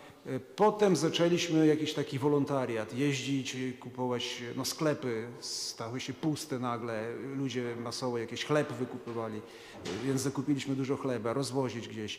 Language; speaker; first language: Polish; non-native, fluent; Ukrainian